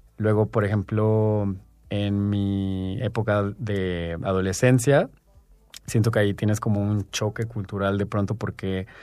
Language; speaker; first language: Spanish; native; Spanish